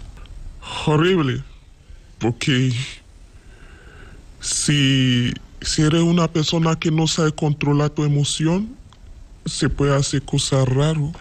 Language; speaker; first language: Spanish; non-native, learner; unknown